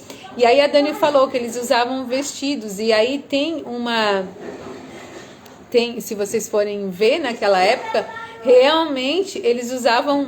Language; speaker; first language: Portuguese; native; Portuguese